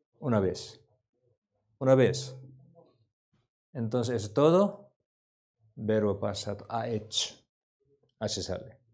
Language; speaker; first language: Spanish; non-native, learner; Korean